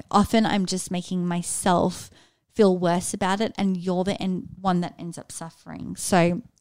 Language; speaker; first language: English; native; English